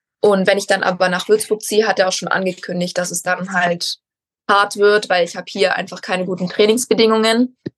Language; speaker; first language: German; native; German